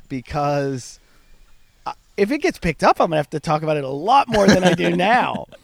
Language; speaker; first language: English; native; English